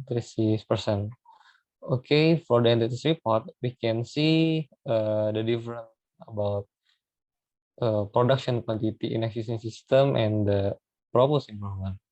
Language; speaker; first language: English; non-native, learner; Indonesian